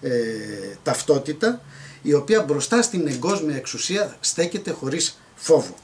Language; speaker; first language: Greek; native; Greek